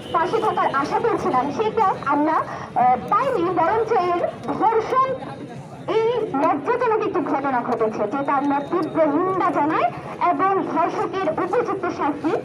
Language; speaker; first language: Bangla; non-native, local second language; Marma